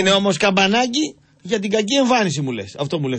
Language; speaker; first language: Greek; native; Greek